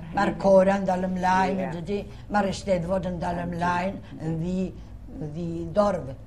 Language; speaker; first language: Welsh; early bilingual, heritage; Welsh